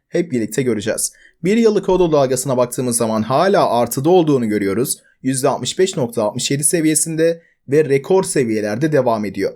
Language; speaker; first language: Turkish; native; Turkish